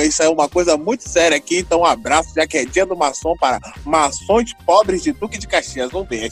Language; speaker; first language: Portuguese; native; Portuguese